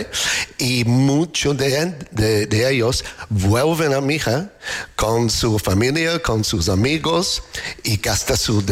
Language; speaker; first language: Spanish; non-native, learner; English